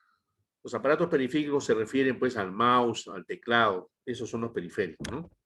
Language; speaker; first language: Spanish; native; Spanish